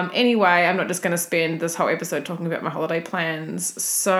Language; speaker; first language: English; native; English